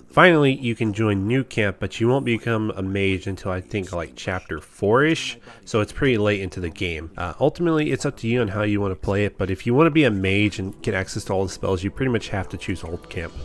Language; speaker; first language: English; native; English